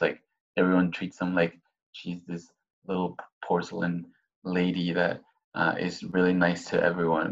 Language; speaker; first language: English; non-native, fluent; Spanish